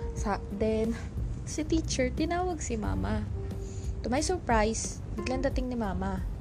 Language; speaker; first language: Filipino; native; Filipino